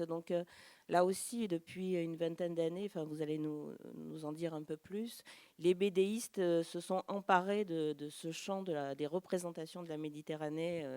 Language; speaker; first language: French; native; French